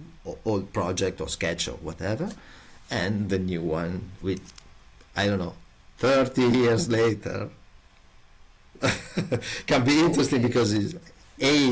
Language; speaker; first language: English; non-native, learner; Italian